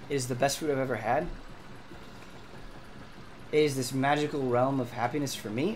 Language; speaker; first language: English; native; English